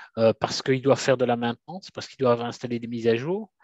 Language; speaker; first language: French; native; French